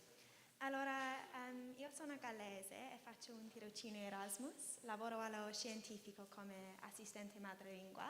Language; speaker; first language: Italian; non-native, fluent; English